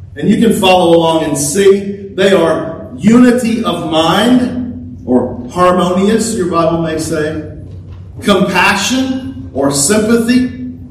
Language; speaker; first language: English; native; English